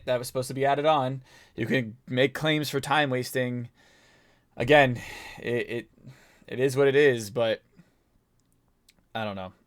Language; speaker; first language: English; native; English